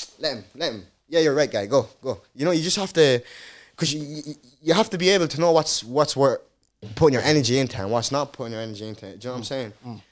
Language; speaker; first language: English; early bilingual, other home language; Dutch